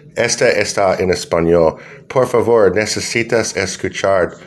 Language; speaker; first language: Spanish; non-native, learner; English